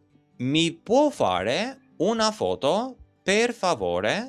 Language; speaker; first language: Italian; non-native, fluent; Albanian